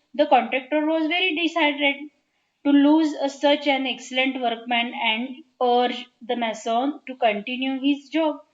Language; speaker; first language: English; non-native, local second language; Marathi